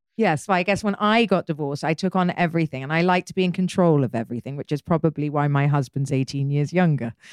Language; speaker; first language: English; native; English